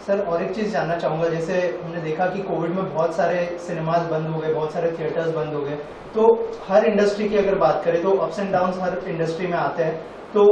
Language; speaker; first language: Hindi; native; Hindi